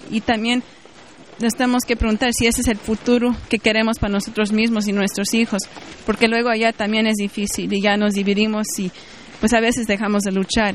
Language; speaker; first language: Spanish; native; Spanish